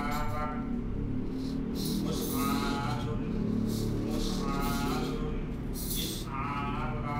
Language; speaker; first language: Arabic; non-native, learner; Indonesian